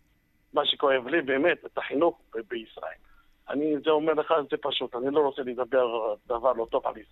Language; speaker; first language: Hebrew; non-native, fluent; Arabic